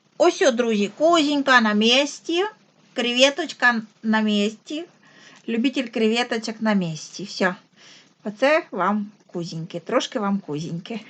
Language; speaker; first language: Ukrainian; non-native, local second language; Russian